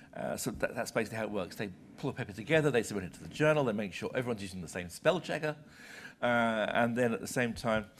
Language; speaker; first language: English; native; English